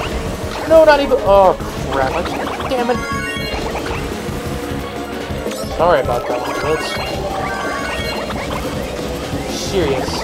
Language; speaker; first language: English; native; English